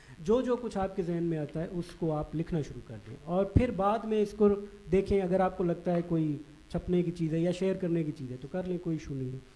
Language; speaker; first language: Urdu; non-native, local second language; Baluchi